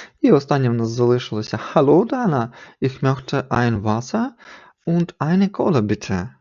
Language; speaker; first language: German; non-native, fluent; Ukrainian